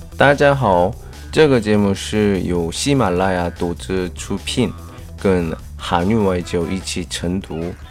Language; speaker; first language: Chinese; non-native, fluent; Korean